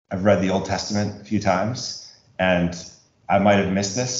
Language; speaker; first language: English; native; English